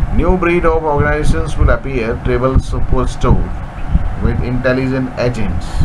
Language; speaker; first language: English; non-native, local second language; Hindi